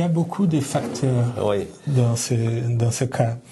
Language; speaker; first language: French; non-native, learner; Portuguese